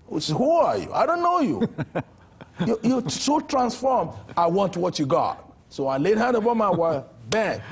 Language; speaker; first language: English; non-native, local second language; Yoruba